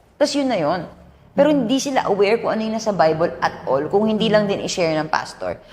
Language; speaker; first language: Filipino; native; Filipino